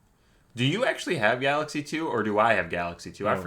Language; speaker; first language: English; native; English